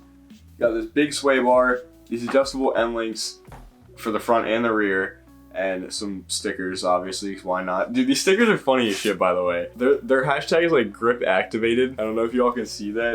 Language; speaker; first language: English; native; English